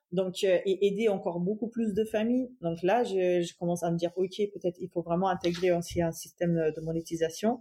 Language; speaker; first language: French; non-native, fluent; German